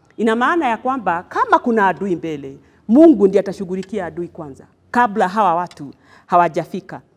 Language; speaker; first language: Swahili; non-native, local second language; Kikuyu